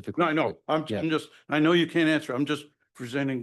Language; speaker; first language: English; native; English